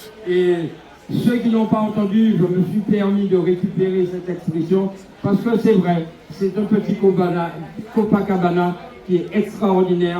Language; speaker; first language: French; native; French